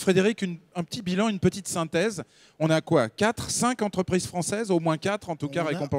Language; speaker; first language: French; native; French